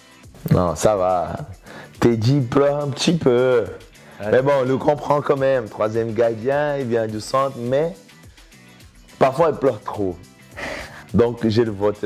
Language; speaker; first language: French; native; French